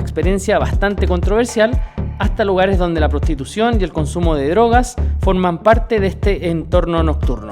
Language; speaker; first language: Spanish; native; Spanish